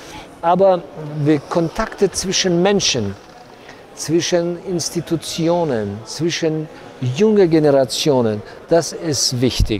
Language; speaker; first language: German; non-native, learner; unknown